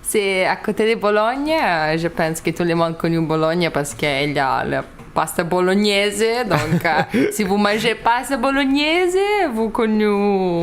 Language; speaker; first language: French; non-native, learner; Lithuanian